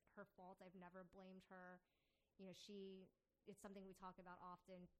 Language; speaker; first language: English; native; English